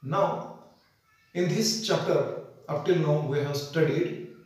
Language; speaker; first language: English; non-native, local second language; Marathi